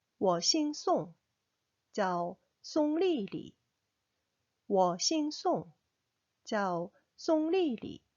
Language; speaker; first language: Chinese; non-native, fluent; Korean